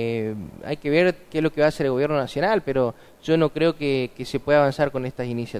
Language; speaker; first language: Spanish; native; Spanish